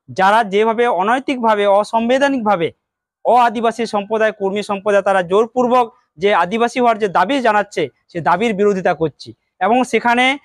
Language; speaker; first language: Bangla; non-native, local second language; Santali